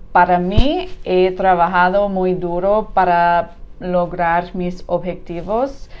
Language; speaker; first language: Spanish; non-native, learner; English